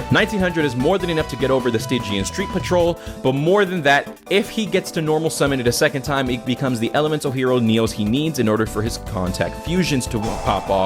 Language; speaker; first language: English; native; English